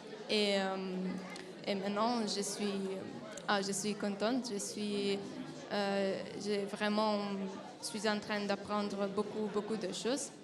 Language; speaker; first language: French; non-native, fluent; Italian